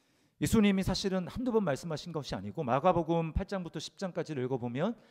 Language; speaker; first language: Korean; native; Korean